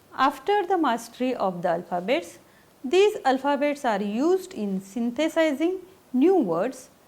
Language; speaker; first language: English; non-native, local second language; Marathi